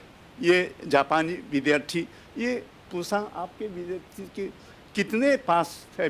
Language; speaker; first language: Hindi; non-native, fluent; Japanese